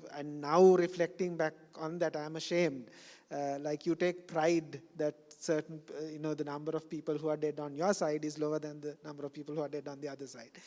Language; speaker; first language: English; non-native, local second language; Sinhala